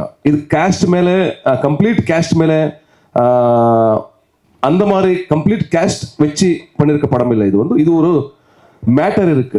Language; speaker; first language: Tamil; non-native, local second language; Kannada